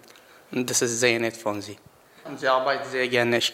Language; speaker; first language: German; non-native, learner; Arabic